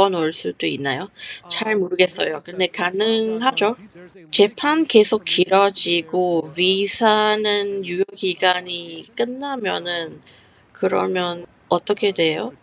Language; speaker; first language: Korean; non-native, fluent; English